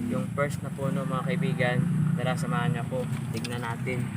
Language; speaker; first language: Filipino; non-native, local second language; Hiligaynon